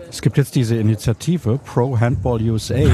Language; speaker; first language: German; native; German